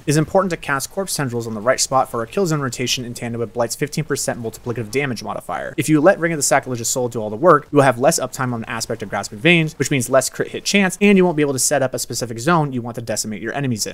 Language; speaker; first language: English; native; English